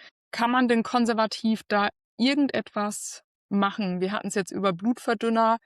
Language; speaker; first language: German; native; German